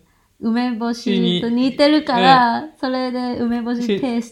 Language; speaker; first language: Japanese; non-native, fluent; Cantonese